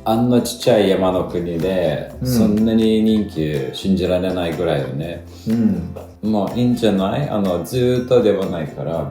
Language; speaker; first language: Japanese; non-native, fluent; Lithuanian